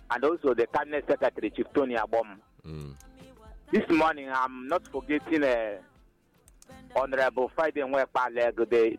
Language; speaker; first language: English; non-native, local second language; Igbo